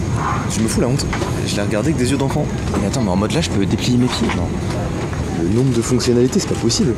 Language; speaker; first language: French; native; French